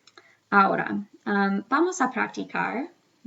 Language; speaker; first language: Spanish; non-native, fluent; English